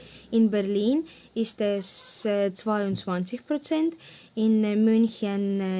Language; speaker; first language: German; non-native, learner; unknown